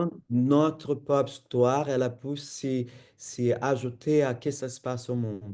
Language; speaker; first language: French; non-native, fluent; Portuguese